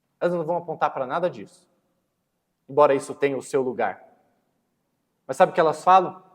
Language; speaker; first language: Portuguese; native; Portuguese